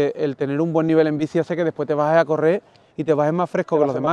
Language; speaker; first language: Spanish; native; Spanish